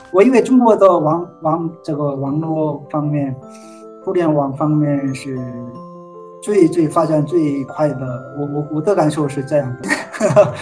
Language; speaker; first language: Chinese; non-native, fluent; Korean